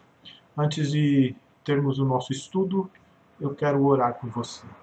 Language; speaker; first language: Portuguese; native; Portuguese